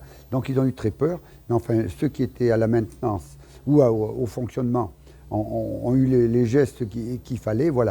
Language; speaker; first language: French; native; French